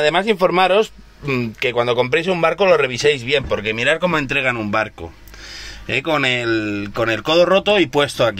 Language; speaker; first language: Spanish; native; Spanish